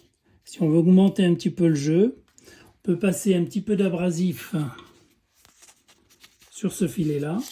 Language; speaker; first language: French; native; French